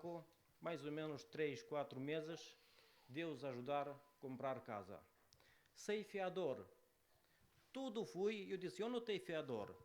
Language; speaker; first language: Portuguese; non-native, learner; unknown